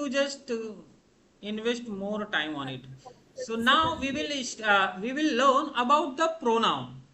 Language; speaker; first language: English; non-native, learner; Hindi